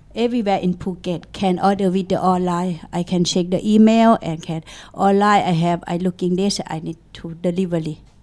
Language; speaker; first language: English; non-native, learner; Thai